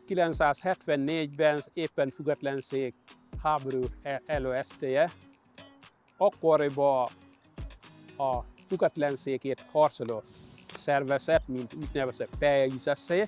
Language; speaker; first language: Hungarian; non-native, fluent; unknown